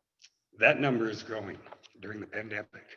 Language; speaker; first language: English; native; English